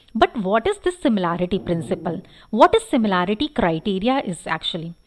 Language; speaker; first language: English; non-native, local second language; Hindi